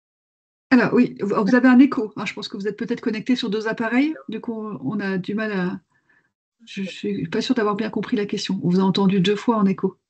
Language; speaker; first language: French; native; French